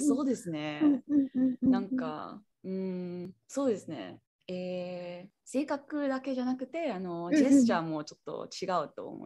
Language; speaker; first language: Japanese; non-native, learner; English